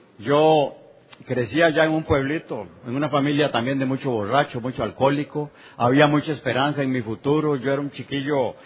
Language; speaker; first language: Spanish; native; Spanish